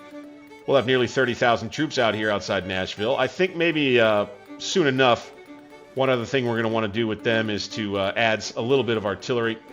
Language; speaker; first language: English; native; English